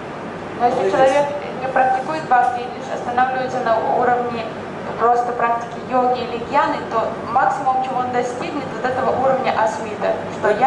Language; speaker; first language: Russian; native; Russian